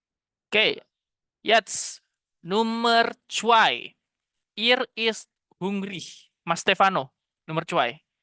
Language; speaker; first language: German; non-native, fluent; Indonesian